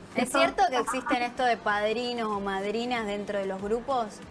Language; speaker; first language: Spanish; native; Spanish